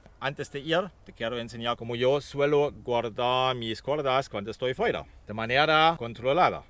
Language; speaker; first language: Spanish; non-native, fluent; German